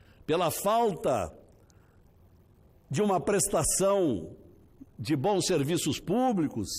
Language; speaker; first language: Portuguese; native; Portuguese